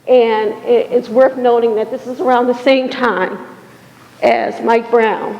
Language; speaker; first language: English; native; English